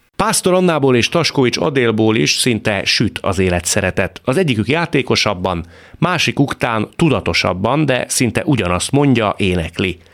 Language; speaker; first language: Hungarian; native; Hungarian